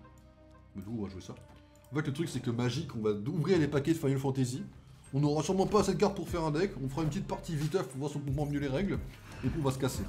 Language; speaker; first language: French; native; French